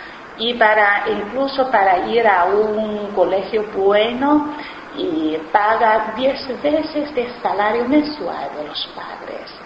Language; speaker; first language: Spanish; non-native, fluent; Chinese